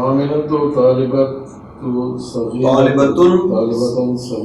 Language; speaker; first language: Arabic; non-native, learner; Urdu